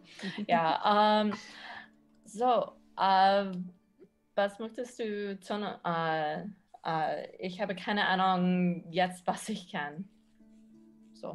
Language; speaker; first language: German; non-native, learner; English